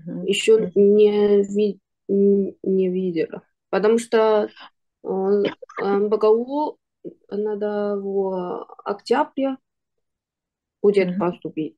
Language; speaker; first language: Russian; non-native, learner; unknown